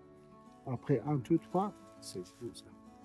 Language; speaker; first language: French; non-native, learner; Aymara